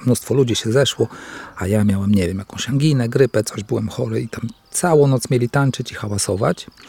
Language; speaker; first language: Polish; native; Polish